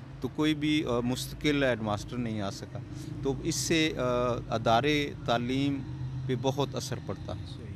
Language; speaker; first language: Urdu; non-native, local second language; Pahari-Potwari